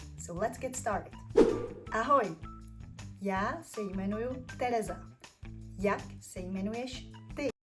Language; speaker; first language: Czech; native; Czech